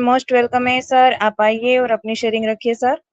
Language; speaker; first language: Hindi; native; Hindi